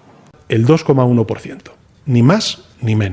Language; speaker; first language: Spanish; native; Spanish